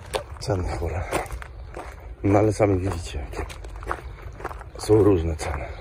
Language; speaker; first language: Polish; native; Polish